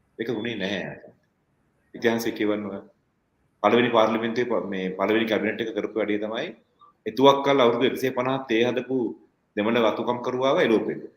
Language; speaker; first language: Sinhala; non-native, local second language; Tamil